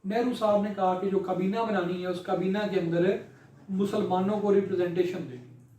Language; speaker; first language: Urdu; non-native, local second language; Punjabi